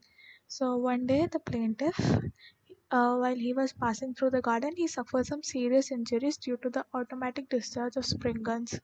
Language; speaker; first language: English; non-native, local second language; Hindi